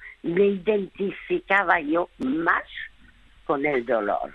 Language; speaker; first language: Spanish; early bilingual, other home language; French